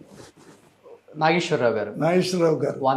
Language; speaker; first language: Telugu; native; Telugu